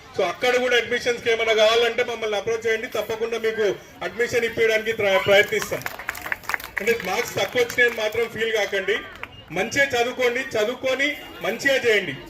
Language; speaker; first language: Telugu; native; Telugu